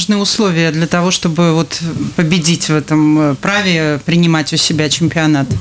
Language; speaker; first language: Russian; native; Russian